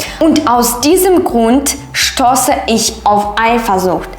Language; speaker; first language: German; non-native, fluent; Ukrainian